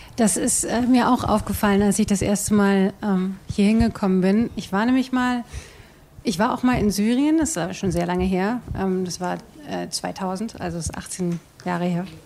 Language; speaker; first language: German; native; German